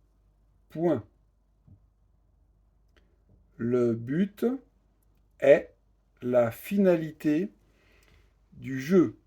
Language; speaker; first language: French; native; French